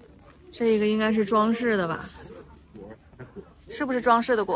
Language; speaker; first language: Chinese; native; Chinese